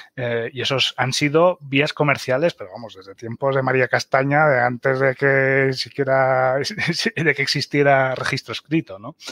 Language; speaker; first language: Spanish; early bilingual, other home language; German